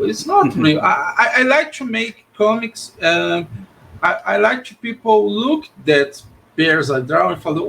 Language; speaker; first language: English; non-native, learner; Portuguese